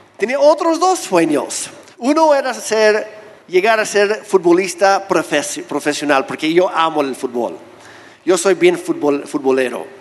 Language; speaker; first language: Spanish; non-native, fluent; English